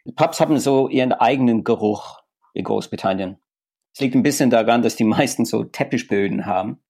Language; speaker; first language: German; non-native, fluent; English